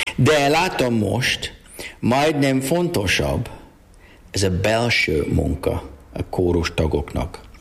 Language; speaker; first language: Hungarian; non-native, learner; English